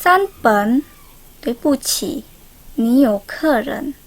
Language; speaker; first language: Chinese; non-native, learner; Indonesian